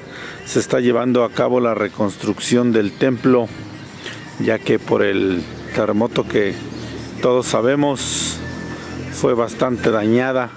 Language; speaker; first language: Spanish; native; Spanish